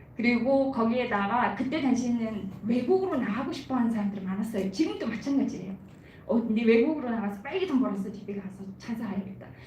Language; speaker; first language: Korean; non-native, fluent; Mongolian